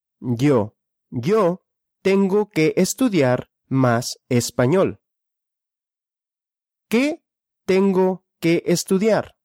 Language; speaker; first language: Spanish; non-native, fluent; Russian